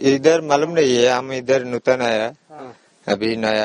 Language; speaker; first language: Hindi; non-native, learner; Bangla